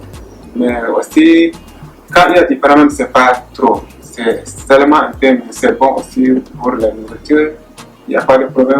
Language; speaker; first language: French; non-native, learner; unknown